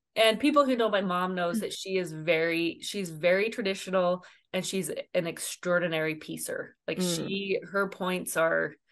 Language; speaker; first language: English; native; English